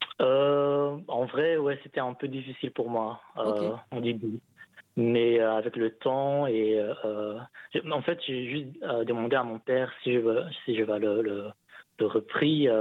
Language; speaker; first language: French; non-native, local second language; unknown